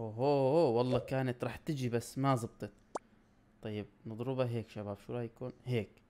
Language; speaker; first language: Arabic; native; Arabic